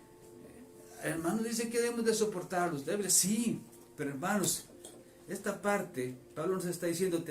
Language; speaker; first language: Spanish; native; Spanish